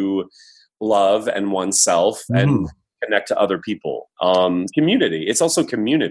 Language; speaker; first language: English; native; English